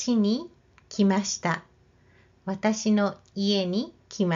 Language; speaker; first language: Japanese; non-native, learner; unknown